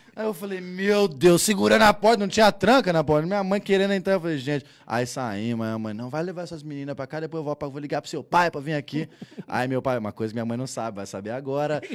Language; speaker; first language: Portuguese; early bilingual, heritage; Portuguese